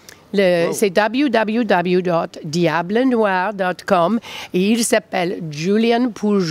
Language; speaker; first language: French; non-native, fluent; English